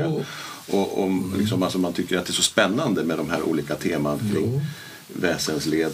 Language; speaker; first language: Swedish; native; Swedish